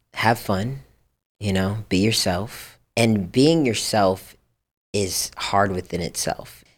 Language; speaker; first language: English; early bilingual, other home language; Japanese